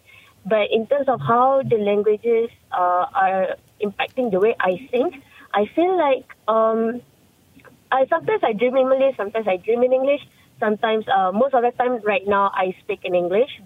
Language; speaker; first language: English; non-native, local second language; Malay